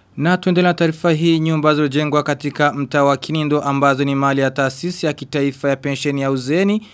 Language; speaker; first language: Swahili; non-native, local second language; Rundi